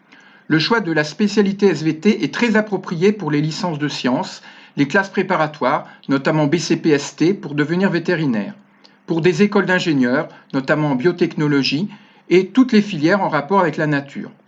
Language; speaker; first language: French; native; French